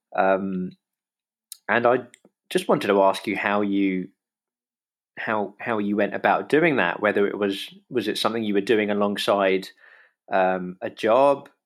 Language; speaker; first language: English; native; English